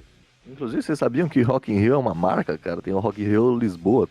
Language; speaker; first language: Portuguese; native; Portuguese